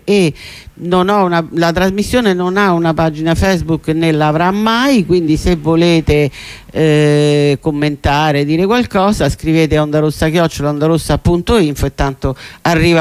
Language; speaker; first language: Italian; native; Italian